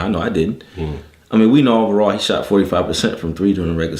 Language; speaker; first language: English; native; English